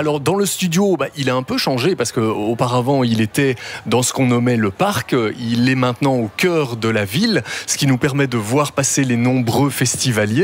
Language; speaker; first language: French; native; French